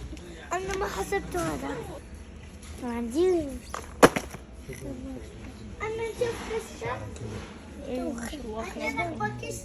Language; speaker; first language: Arabic; early bilingual, other home language; Urdu